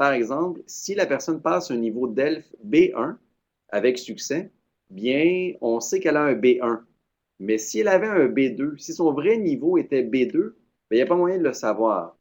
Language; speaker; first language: French; native; French